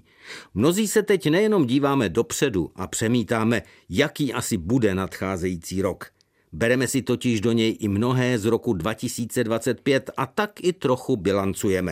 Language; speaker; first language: Czech; native; Czech